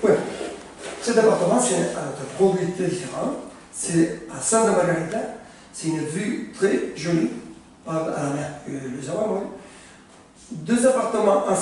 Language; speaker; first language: French; non-native, learner; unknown